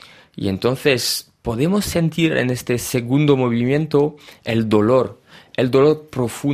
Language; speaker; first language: Spanish; early bilingual, heritage; French